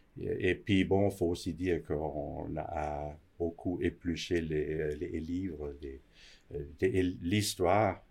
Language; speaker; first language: French; non-native, fluent; Danish